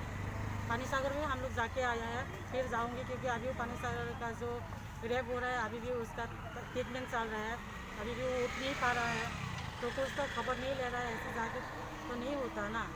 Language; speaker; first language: Hindi; non-native, local second language; Kok Borok